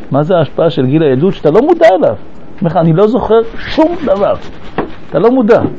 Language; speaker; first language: Hebrew; early bilingual, other home language; French